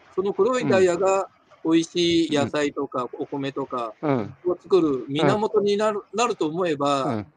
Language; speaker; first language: Japanese; native; Japanese